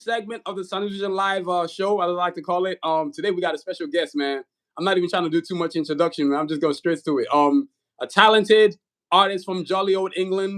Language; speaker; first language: English; native; English